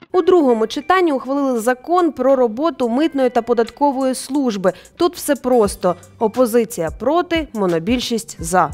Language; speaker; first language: Ukrainian; native; Ukrainian